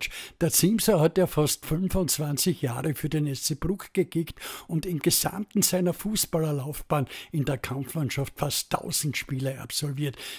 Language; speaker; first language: German; native; German